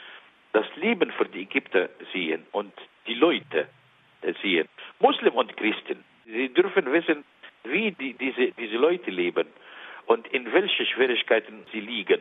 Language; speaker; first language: German; non-native, learner; Arabic